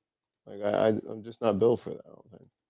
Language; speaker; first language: English; native; English